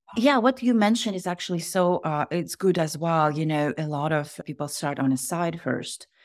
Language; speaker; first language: English; non-native, fluent; Russian